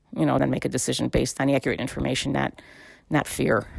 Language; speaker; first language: English; native; English